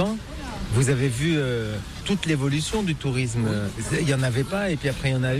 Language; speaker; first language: French; native; French